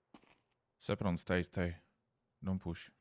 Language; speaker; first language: English; non-native, learner; Czech